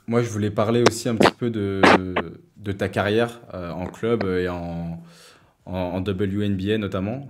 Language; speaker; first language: French; native; French